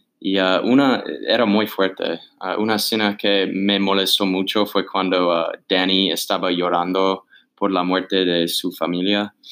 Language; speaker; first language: Spanish; non-native, learner; English